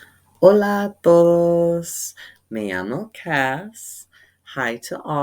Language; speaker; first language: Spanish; non-native, learner; English